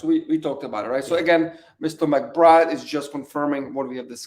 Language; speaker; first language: English; native; English